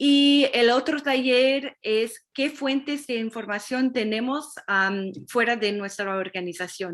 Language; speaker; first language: Spanish; non-native, fluent; English